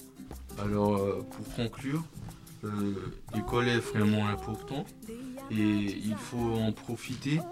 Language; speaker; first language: French; non-native, local second language; Malagasy